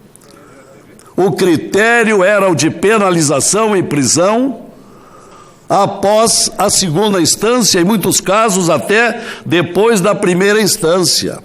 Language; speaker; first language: Portuguese; native; Portuguese